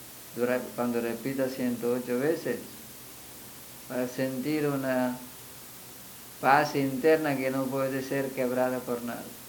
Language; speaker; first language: Spanish; non-native, fluent; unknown